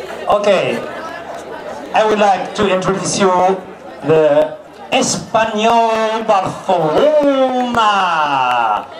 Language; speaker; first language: English; non-native, learner; French